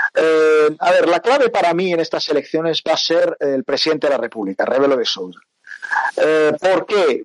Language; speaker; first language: Spanish; early bilingual, other home language; Portuguese